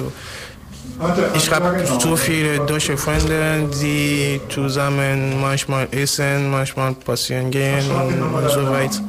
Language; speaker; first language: German; non-native, learner; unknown